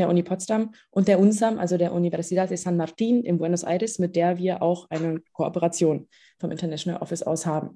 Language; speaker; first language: German; native; German